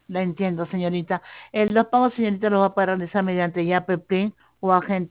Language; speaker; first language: Spanish; native; Spanish